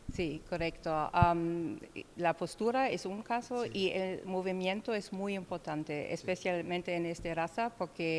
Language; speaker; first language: Spanish; non-native, learner; German